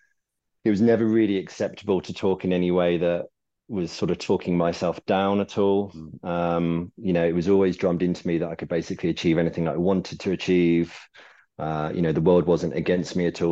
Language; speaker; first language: English; native; English